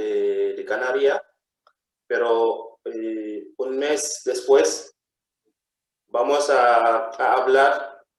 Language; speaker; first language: Spanish; non-native, fluent; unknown